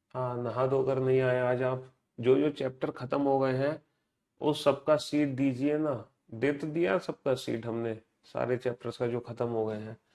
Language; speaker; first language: Hindi; native; Hindi